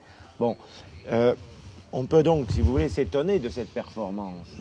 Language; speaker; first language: French; native; French